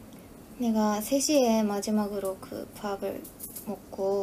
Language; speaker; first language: Korean; non-native, fluent; Japanese